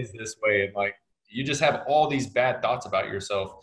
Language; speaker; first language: English; native; English